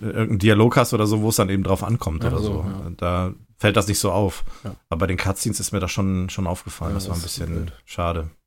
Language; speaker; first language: German; native; German